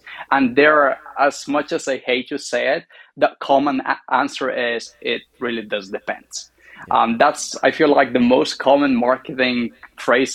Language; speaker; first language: English; non-native, fluent; Bulgarian